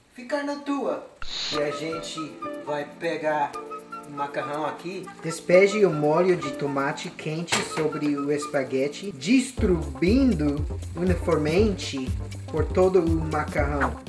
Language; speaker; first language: Portuguese; non-native, learner; English